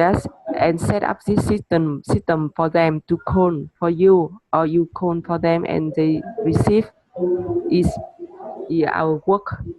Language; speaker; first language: English; non-native, learner; Vietnamese